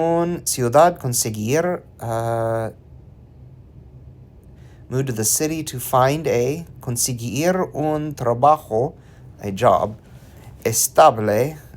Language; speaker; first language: Spanish; non-native, learner; English